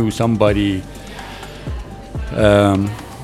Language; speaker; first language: English; non-native, fluent; Arabic